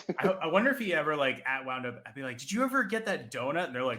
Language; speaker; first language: English; native; English